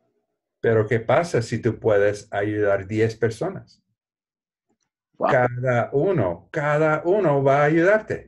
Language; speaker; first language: Spanish; non-native, learner; English